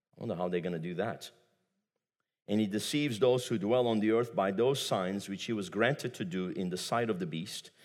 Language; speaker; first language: English; non-native, fluent; Turkish